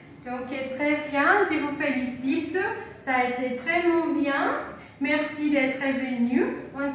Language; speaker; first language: French; non-native, fluent; Spanish